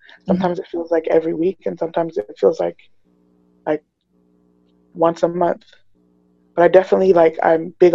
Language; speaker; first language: English; native; English